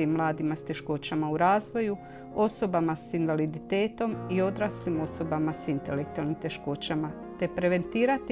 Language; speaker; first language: Croatian; native; Croatian